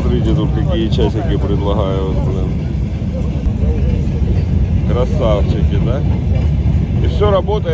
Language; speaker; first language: Russian; native; Russian